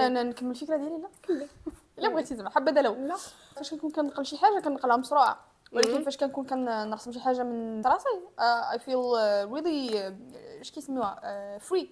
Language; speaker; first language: Arabic; native; Arabic